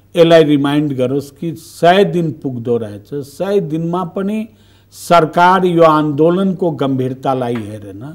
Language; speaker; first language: Nepali; non-native, local second language; Bhojpuri